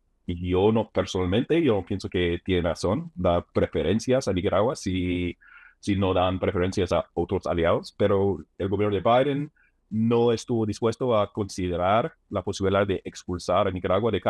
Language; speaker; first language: Spanish; non-native, fluent; English